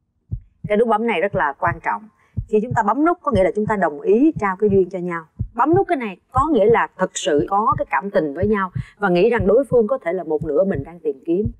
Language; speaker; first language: Vietnamese; native; Vietnamese